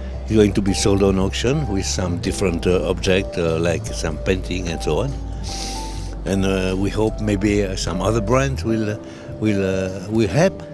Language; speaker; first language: English; non-native, fluent; French